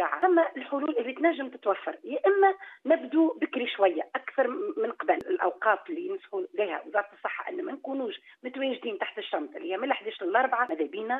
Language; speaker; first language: Arabic; native; Arabic